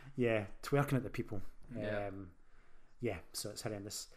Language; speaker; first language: English; native; English